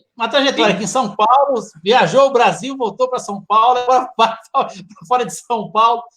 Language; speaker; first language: Portuguese; native; Portuguese